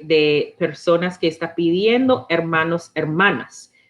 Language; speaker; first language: Spanish; non-native, learner; English